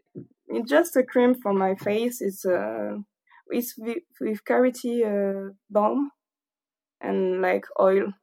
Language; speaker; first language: English; non-native, fluent; French